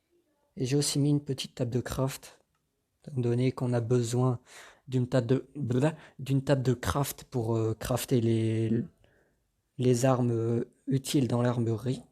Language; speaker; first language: French; native; French